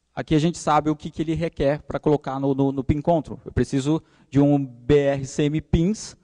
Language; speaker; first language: Portuguese; native; Portuguese